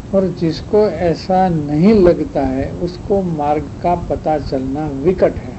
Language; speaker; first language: Hindi; non-native, local second language; Gujarati